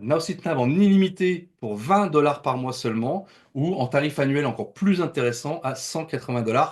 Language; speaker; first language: French; native; French